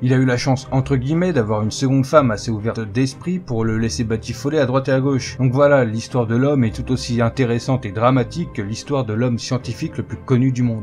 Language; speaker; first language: French; native; French